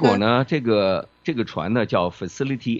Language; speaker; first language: Chinese; native; Chinese